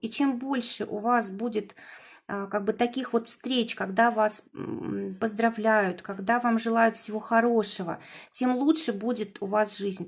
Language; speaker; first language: Russian; native; Russian